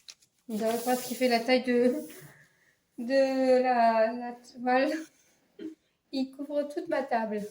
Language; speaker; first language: French; native; French